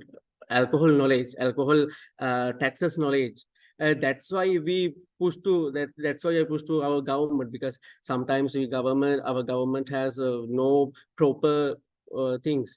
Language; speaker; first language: English; non-native, local second language; Sinhala